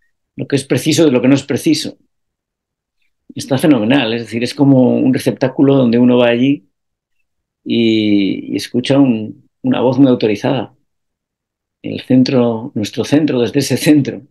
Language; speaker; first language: Spanish; native; Spanish